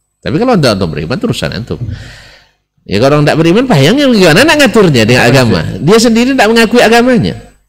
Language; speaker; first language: Indonesian; non-native, local second language; Minangkabau